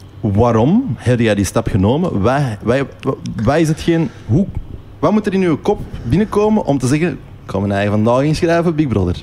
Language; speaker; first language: Dutch; non-native, local second language; French